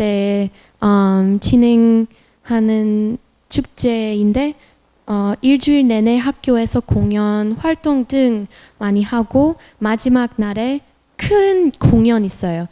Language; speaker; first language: Korean; non-native, fluent; French